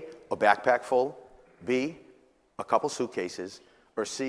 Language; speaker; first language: English; native; English